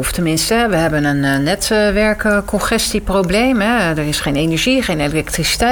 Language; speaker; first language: Dutch; native; Dutch